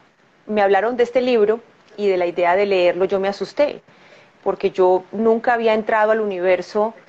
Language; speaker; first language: Spanish; native; Spanish